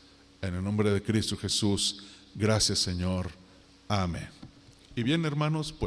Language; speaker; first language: Spanish; native; Spanish